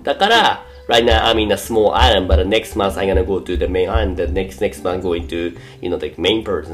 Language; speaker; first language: English; non-native, fluent; Japanese